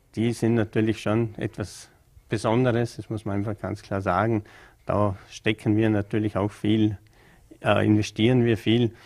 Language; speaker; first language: German; native; German